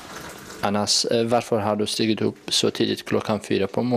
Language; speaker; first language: Swedish; non-native, fluent; Arabic